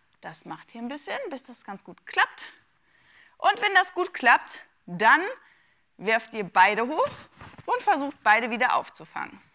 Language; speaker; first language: German; native; German